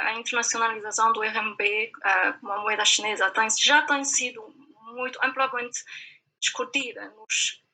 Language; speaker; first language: Portuguese; non-native, fluent; Chinese